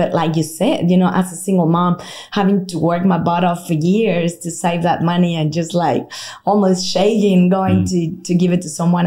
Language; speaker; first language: English; non-native, fluent; Spanish